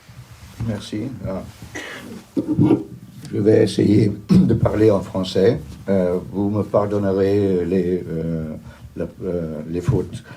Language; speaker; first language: French; non-native, learner; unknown